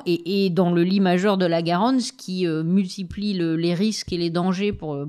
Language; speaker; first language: French; native; French